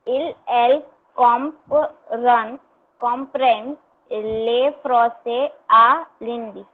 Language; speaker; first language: French; non-native, learner; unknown